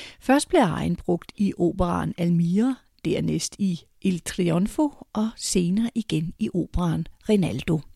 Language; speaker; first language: Danish; native; Danish